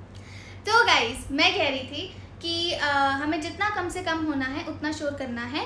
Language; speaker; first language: Hindi; native; Hindi